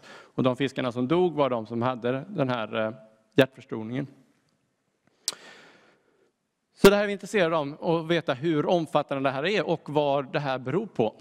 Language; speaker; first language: Swedish; native; Swedish